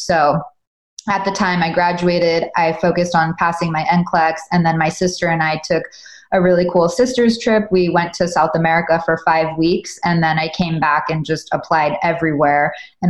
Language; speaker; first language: English; native; English